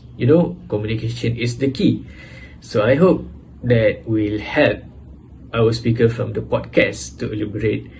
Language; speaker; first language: English; non-native, local second language; Malay